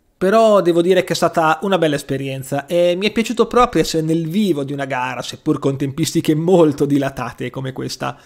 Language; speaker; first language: Italian; native; Italian